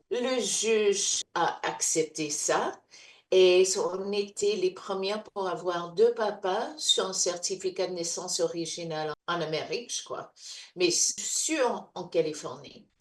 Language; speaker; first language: French; non-native, fluent; English